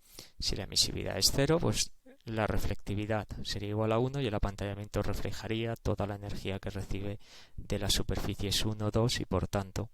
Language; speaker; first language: Spanish; native; Spanish